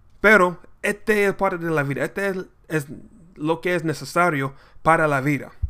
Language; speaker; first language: Spanish; non-native, learner; English